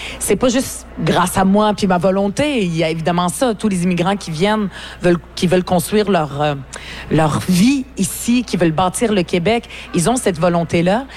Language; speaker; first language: French; early bilingual, other home language; Arabic